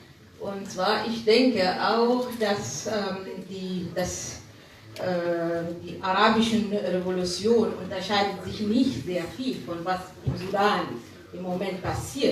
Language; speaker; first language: German; non-native, fluent; Arabic